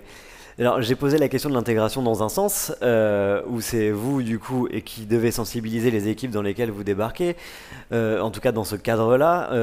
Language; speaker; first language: French; native; French